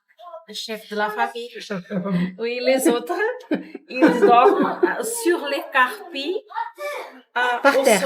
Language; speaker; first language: French; non-native, learner; Portuguese